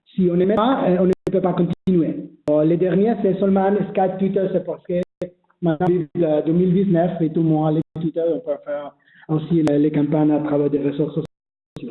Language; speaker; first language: French; non-native, learner; Spanish